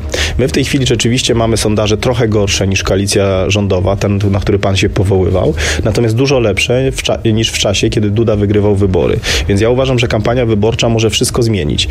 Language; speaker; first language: Polish; native; Polish